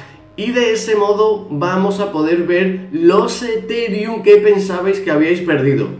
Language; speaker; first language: Spanish; native; Spanish